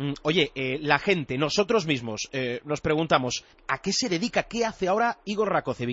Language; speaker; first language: Spanish; native; Spanish